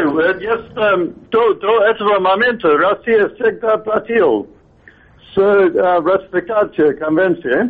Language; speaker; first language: Russian; non-native, fluent; English